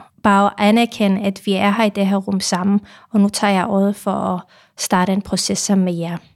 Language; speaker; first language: Danish; non-native, fluent; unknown